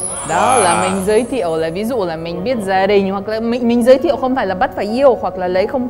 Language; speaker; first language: Vietnamese; non-native, fluent; French